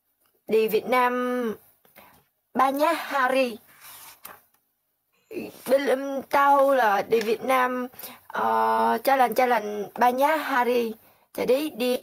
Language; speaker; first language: Indonesian; non-native, learner; Vietnamese